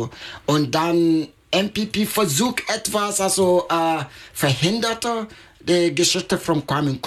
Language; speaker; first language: German; non-native, learner; Akan